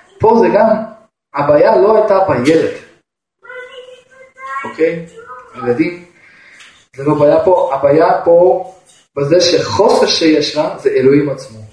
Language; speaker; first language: Hebrew; non-native, fluent; Russian